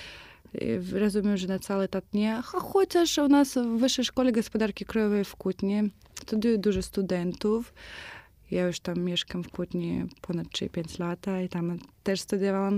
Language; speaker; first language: Polish; non-native, fluent; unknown